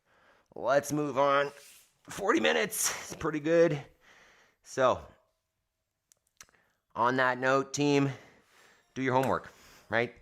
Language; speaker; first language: English; native; English